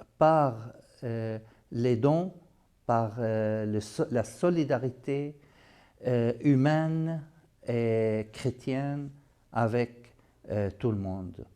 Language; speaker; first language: French; non-native, fluent; Arabic